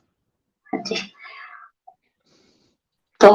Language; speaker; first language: Hindi; non-native, local second language; Kannada